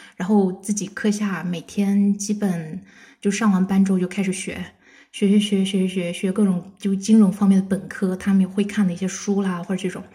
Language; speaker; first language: Chinese; non-native, local second language; Kazakh